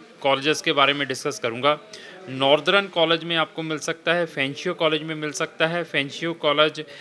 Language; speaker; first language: Hindi; non-native, local second language; Punjabi